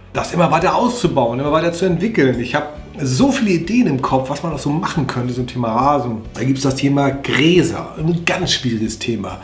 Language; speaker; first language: German; native; German